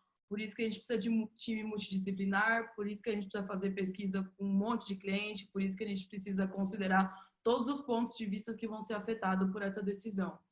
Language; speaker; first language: Portuguese; native; Portuguese